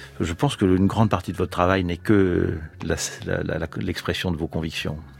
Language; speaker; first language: French; native; French